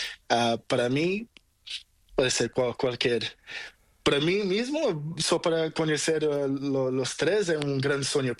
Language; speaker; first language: Spanish; non-native, learner; Portuguese